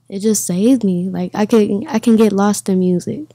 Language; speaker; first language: English; native; English